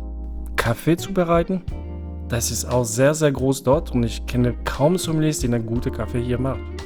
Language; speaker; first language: German; non-native, fluent; French